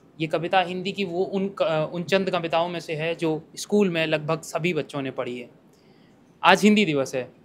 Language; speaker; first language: Hindi; native; Hindi